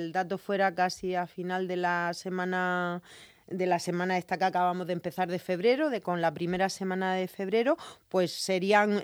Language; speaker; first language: Spanish; native; Spanish